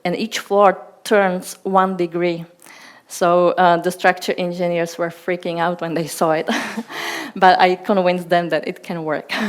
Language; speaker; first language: English; non-native, fluent; Czech